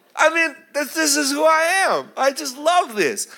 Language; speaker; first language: English; native; English